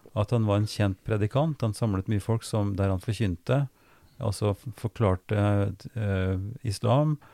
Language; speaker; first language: Norwegian; native; Norwegian